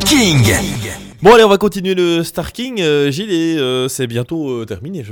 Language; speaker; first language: French; native; French